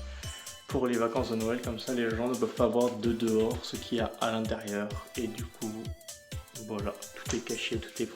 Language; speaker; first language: French; native; French